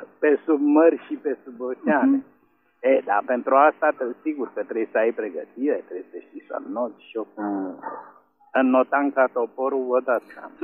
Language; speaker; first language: Romanian; native; Romanian